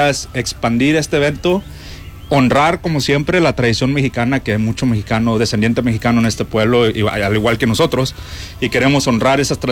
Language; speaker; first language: Spanish; native; Spanish